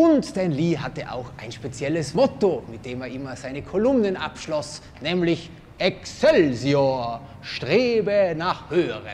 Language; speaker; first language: German; native; German